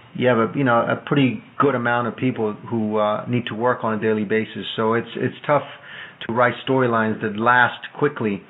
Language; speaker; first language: English; non-native, fluent; Italian